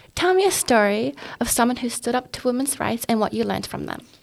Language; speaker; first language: English; native; English